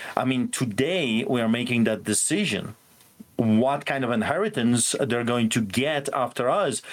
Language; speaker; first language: English; non-native, fluent; Polish